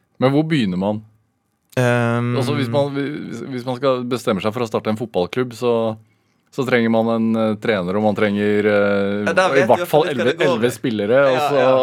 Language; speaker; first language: Norwegian; native; Norwegian